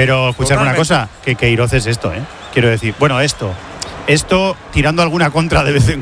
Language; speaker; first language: Spanish; native; Spanish